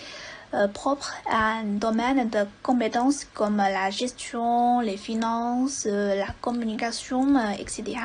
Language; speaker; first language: French; non-native, fluent; Chinese